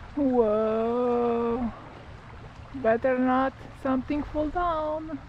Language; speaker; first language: English; non-native, learner; Slovenian